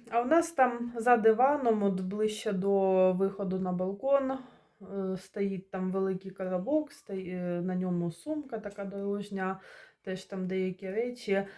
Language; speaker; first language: Ukrainian; non-native, local second language; Russian